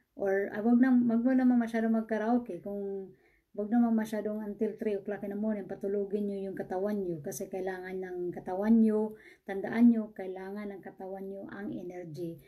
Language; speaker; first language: Filipino; non-native, local second language; Cebuano